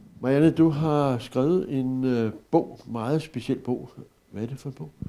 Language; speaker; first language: Danish; native; Danish